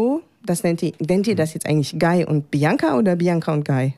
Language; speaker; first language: German; native; German